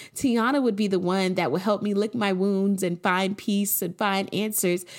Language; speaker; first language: English; native; English